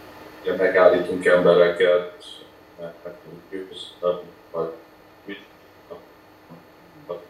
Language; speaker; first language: Hungarian; early bilingual, heritage; Hungarian